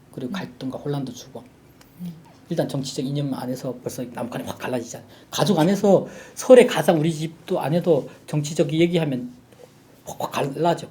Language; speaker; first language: Korean; native; Korean